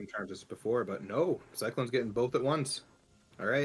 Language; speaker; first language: English; native; English